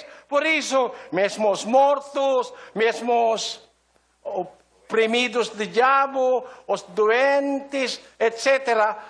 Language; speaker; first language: Portuguese; non-native, learner; Filipino